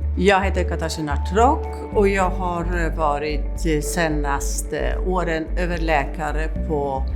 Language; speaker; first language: Swedish; non-native, fluent; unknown